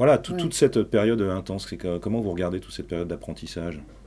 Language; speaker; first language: French; native; French